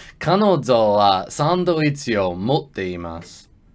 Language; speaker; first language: Japanese; non-native, learner; English